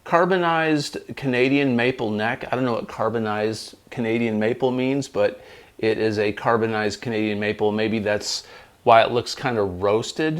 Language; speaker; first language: English; native; English